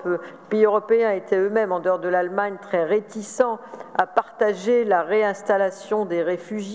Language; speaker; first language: French; native; French